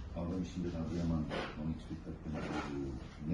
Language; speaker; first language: Romanian; non-native, learner; Turkish